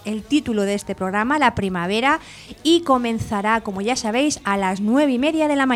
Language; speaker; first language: Spanish; native; Spanish